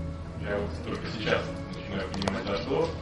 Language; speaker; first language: Russian; native; Russian